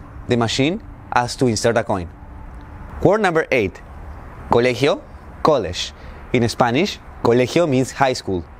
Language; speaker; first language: English; non-native, fluent; Spanish